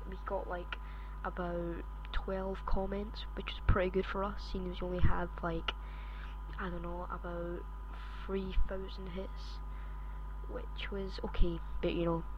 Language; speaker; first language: English; native; English